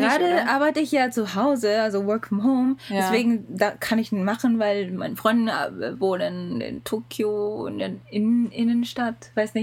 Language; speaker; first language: German; non-native, learner; Japanese